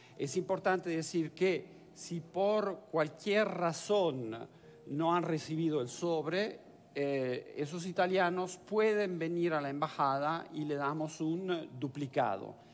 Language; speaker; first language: Spanish; non-native, fluent; Italian